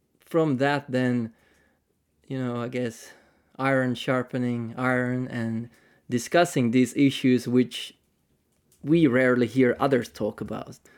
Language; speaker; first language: English; non-native, fluent; Finnish